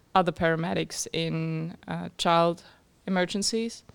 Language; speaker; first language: English; non-native, fluent; German